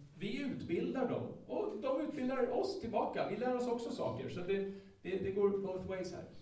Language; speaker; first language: Swedish; native; Swedish